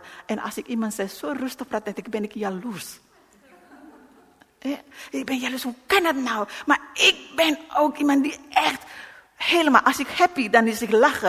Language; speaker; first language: Dutch; non-native, learner; Indonesian